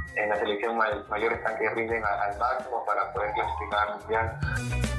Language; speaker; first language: Spanish; native; Spanish